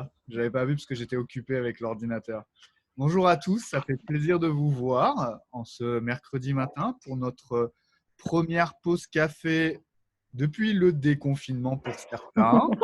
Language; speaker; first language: French; native; French